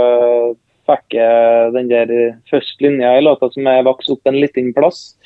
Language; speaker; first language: Norwegian; native; Norwegian